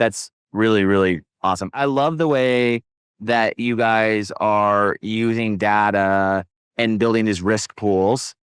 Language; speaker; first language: English; native; English